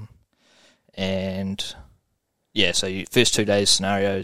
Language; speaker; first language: English; native; English